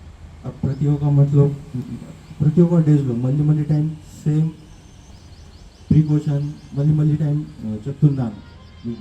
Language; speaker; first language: Telugu; non-native, learner; Hindi